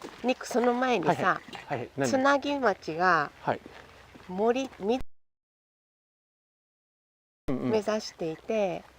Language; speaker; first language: Japanese; native; Japanese